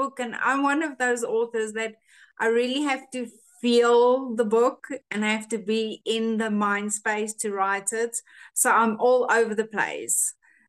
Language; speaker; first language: English; non-native, local second language; Afrikaans